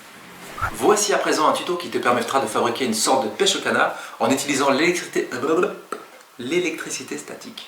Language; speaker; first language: French; native; French